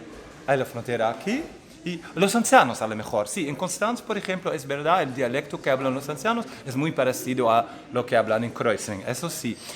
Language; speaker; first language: Spanish; non-native, fluent; Dutch